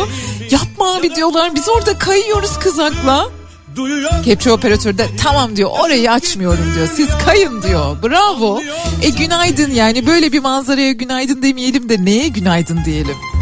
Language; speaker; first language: Turkish; native; Turkish